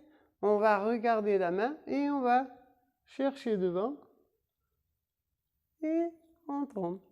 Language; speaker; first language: French; non-native, fluent; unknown